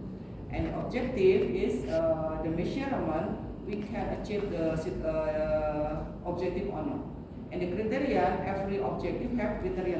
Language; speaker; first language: English; non-native, learner; Indonesian